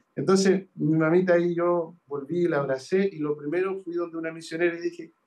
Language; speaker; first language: Spanish; native; Spanish